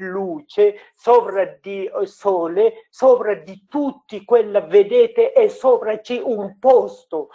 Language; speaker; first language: Italian; non-native, learner; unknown